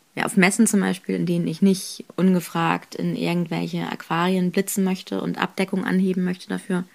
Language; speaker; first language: German; native; German